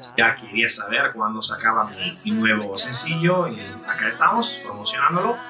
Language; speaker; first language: Spanish; non-native, fluent; Italian